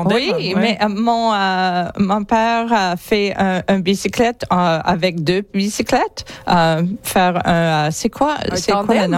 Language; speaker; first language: French; non-native, local second language; English